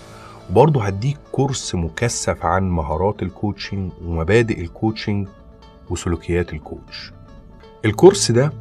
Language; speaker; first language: Arabic; native; Arabic